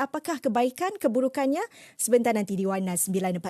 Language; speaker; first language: Malay; native; Malay